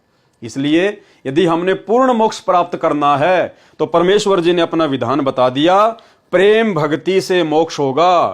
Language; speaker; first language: Hindi; native; Hindi